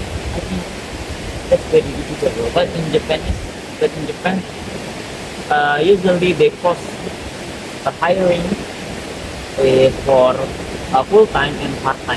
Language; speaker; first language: English; non-native, learner; Indonesian